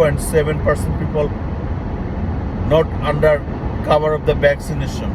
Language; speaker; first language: English; non-native, local second language; Bangla